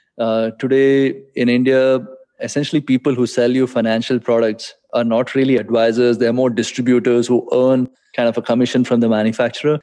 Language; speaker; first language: English; non-native, local second language; Hindi